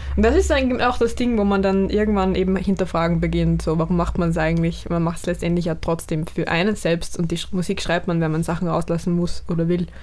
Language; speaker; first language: German; native; German